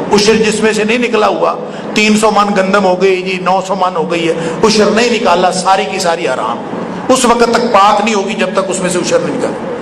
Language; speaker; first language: Urdu; non-native, local second language; Punjabi